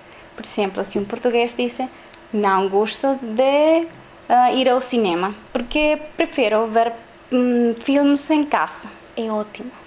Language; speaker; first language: Portuguese; non-native, learner; Spanish